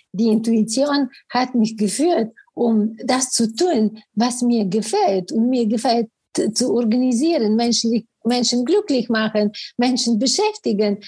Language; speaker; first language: German; non-native, fluent; Bulgarian